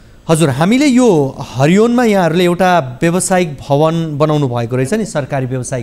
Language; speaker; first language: Nepali; native; Nepali